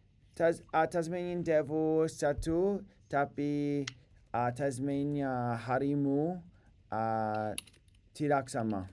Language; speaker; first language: Indonesian; non-native, learner; English